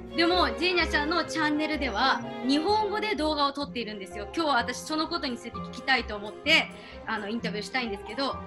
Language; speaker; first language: Japanese; native; Japanese